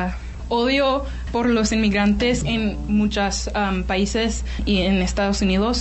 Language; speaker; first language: Spanish; non-native, learner; English